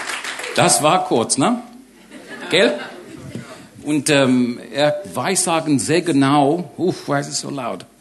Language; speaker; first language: German; non-native, learner; English